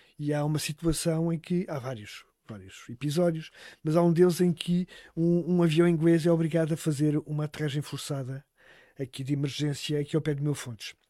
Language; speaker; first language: Portuguese; native; Portuguese